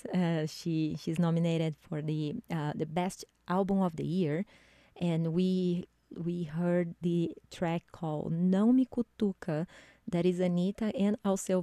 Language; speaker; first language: English; non-native, fluent; Portuguese